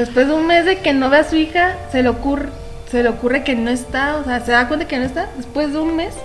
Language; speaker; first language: Spanish; native; Spanish